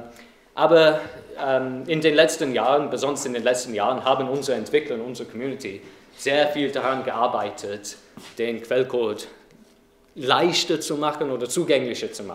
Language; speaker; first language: German; non-native, fluent; English